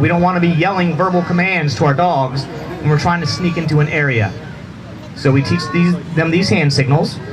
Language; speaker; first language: English; native; English